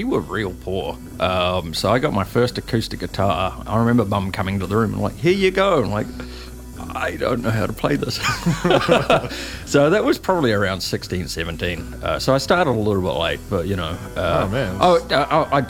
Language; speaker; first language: English; native; English